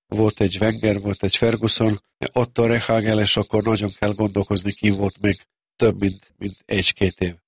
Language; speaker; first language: Hungarian; non-native, fluent; Serbian